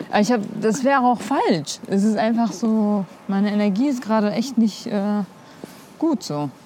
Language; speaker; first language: German; early bilingual, other home language; Kurdish